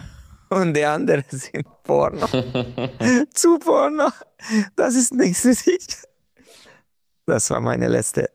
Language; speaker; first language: German; non-native, local second language; Hungarian